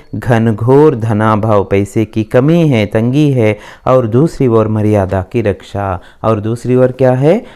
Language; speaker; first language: Hindi; non-native, local second language; Kannada